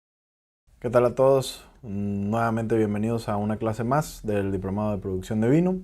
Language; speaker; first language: Spanish; native; Spanish